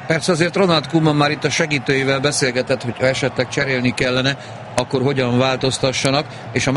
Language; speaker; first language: Hungarian; native; Hungarian